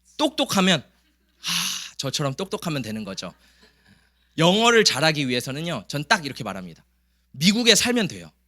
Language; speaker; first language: Korean; early bilingual, heritage; Korean